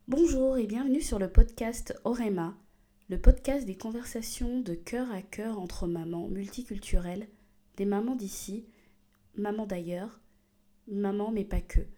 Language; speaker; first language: French; native; French